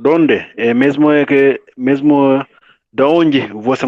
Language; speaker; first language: Portuguese; non-native, learner; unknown